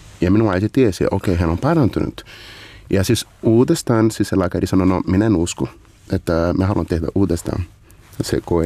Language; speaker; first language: Finnish; non-native, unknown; Portuguese